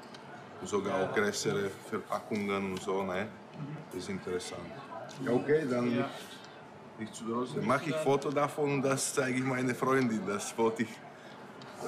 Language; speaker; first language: German; non-native, fluent; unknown